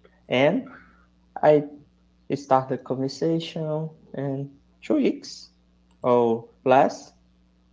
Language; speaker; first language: English; non-native, learner; Portuguese